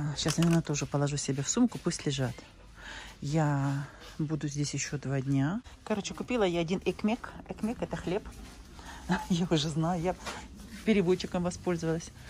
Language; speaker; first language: Russian; native; Russian